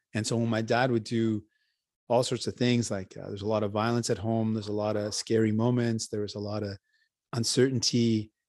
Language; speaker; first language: English; native; English